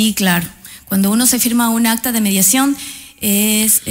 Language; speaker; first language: Spanish; native; Spanish